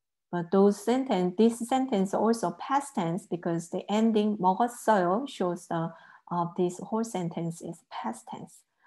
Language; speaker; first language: English; non-native, fluent; Korean